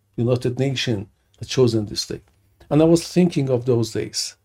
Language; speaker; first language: English; non-native, fluent; Persian